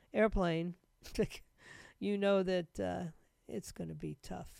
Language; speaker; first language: English; native; English